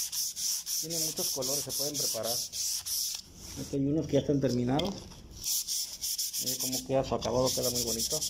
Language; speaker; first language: Spanish; native; Spanish